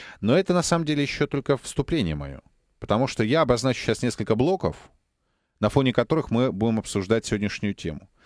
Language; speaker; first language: Russian; native; Russian